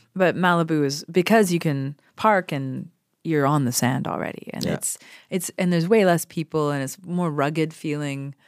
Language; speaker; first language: English; native; English